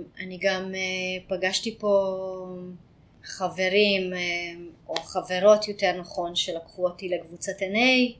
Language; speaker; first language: Hebrew; non-native, fluent; Hungarian